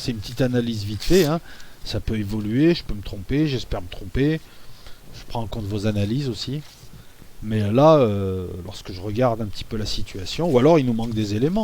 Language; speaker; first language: French; native; French